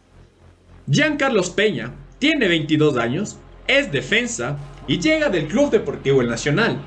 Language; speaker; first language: Spanish; native; Spanish